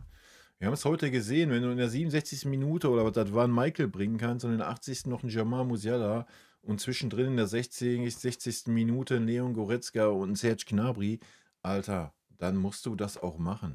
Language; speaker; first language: German; native; German